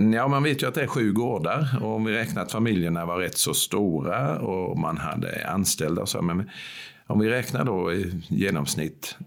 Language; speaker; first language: Swedish; native; Swedish